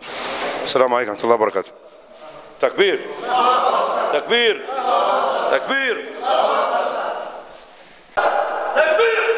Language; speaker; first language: Arabic; native; Arabic